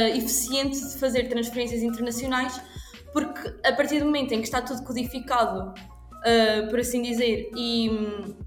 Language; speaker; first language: Portuguese; native; Portuguese